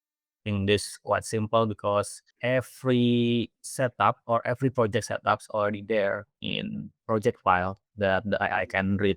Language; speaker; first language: English; non-native, fluent; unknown